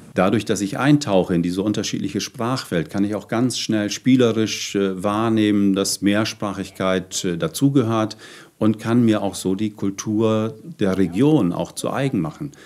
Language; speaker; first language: German; native; German